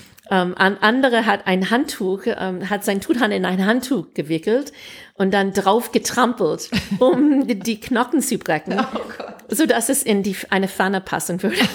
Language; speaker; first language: German; non-native, fluent; English